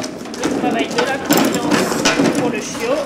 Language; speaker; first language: French; native; French